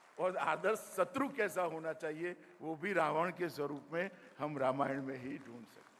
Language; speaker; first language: Hindi; non-native, local second language; Gujarati